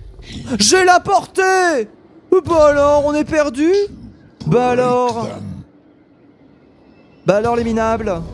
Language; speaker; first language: French; native; French